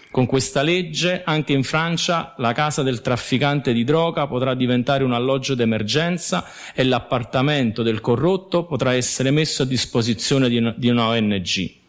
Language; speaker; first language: Italian; native; Italian